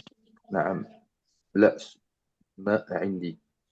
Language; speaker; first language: Arabic; non-native, learner; French